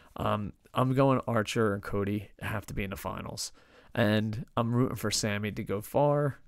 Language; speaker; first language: English; native; English